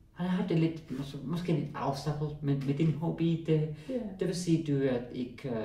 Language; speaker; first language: Danish; non-native, learner; English